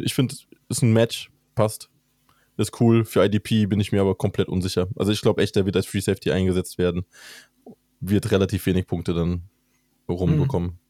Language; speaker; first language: German; native; German